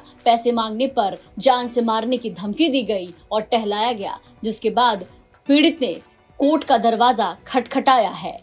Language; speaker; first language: Hindi; native; Hindi